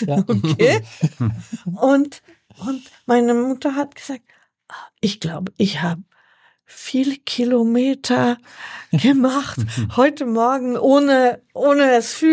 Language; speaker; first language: German; non-native, learner; French